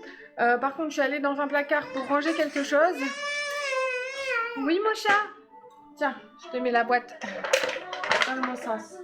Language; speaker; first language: French; native; French